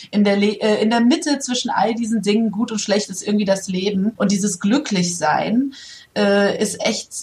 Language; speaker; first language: German; native; German